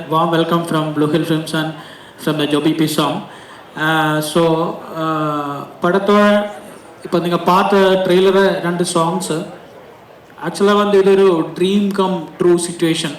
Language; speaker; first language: Tamil; non-native, learner; Malayalam